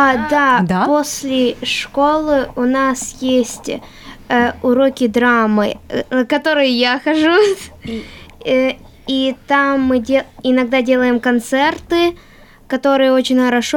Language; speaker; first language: Russian; early bilingual, heritage; Russian